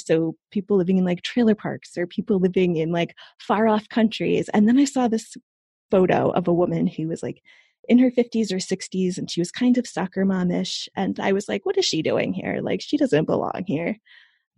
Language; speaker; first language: English; native; English